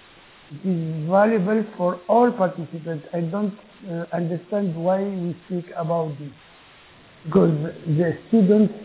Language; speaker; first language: English; non-native, learner; Arabic